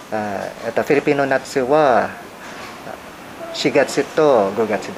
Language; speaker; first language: Japanese; non-native, learner; Hiligaynon